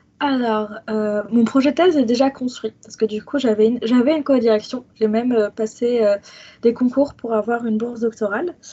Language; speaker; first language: French; native; French